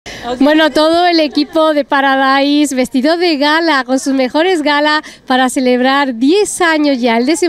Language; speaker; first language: Spanish; native; Spanish